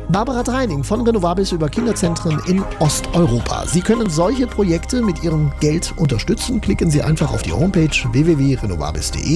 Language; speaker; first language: German; native; German